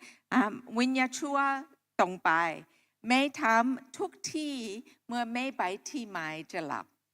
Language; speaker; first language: Thai; non-native, local second language; Akha